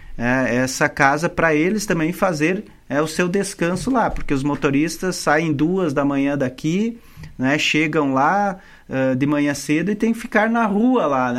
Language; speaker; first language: Portuguese; native; Portuguese